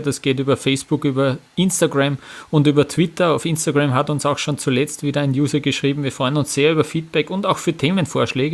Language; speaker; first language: German; native; German